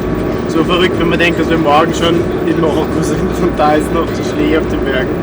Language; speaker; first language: German; native; German